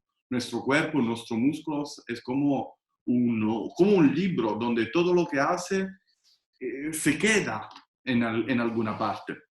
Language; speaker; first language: Spanish; non-native, fluent; Italian